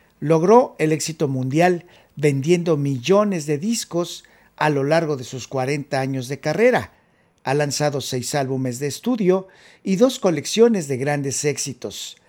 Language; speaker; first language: Spanish; native; Spanish